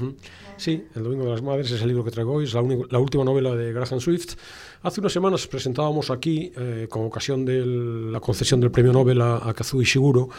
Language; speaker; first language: Spanish; native; Spanish